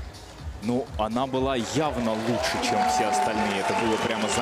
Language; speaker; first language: Russian; native; Russian